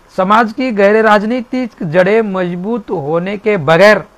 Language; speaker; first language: Hindi; non-native, local second language; Marathi